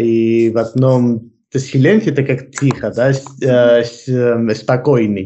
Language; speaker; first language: Russian; non-native, learner; Spanish